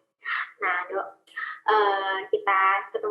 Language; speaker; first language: Indonesian; native; Indonesian